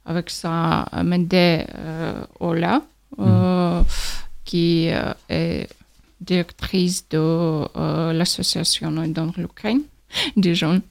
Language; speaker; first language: French; non-native, learner; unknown